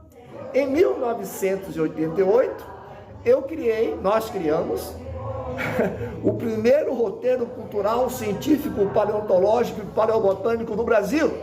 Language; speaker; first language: Portuguese; native; Portuguese